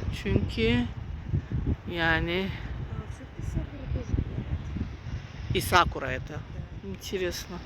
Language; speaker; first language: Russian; non-native, local second language; Azerbaijani